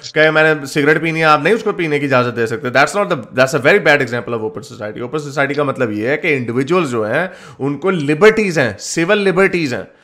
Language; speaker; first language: Urdu; native; Urdu